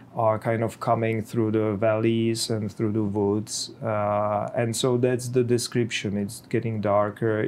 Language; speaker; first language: English; non-native, fluent; Czech